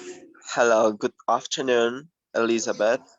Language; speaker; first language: English; non-native, fluent; Spanish